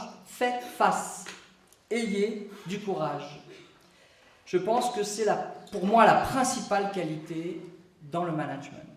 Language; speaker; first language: French; native; French